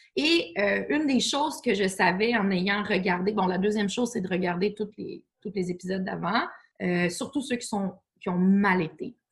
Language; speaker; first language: French; native; French